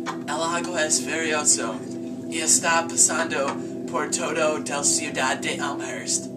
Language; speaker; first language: Spanish; non-native, learner; English